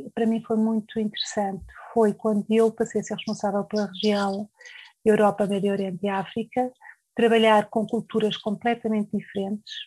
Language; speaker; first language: Portuguese; native; Portuguese